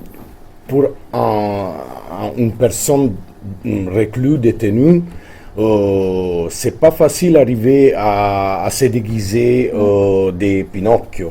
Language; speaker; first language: French; non-native, fluent; Italian